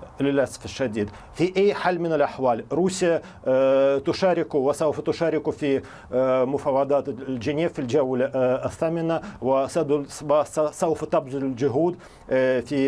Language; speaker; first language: Arabic; non-native, fluent; Russian